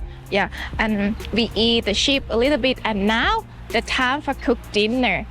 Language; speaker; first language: English; non-native, learner; Thai